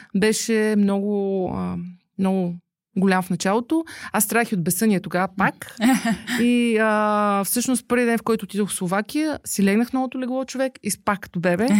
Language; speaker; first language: Bulgarian; native; Bulgarian